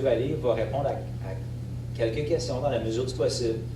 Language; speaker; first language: French; native; French